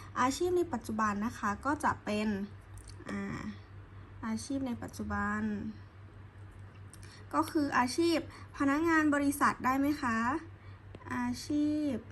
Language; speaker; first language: Thai; native; Thai